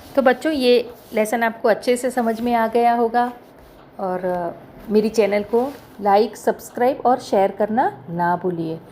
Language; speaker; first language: Hindi; non-native, local second language; Marathi